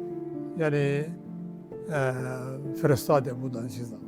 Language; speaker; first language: Persian; non-native, fluent; Urdu